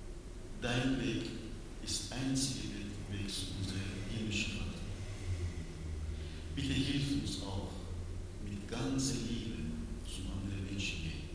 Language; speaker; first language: German; non-native, learner; Persian